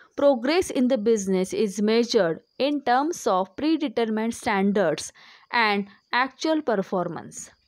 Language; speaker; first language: English; non-native, local second language; Marathi